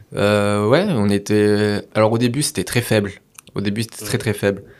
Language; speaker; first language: French; native; French